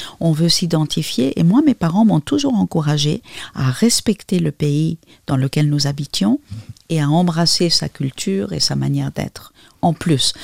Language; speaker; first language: French; non-native, fluent; Spanish